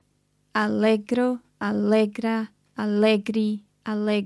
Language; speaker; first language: Italian; non-native, learner; English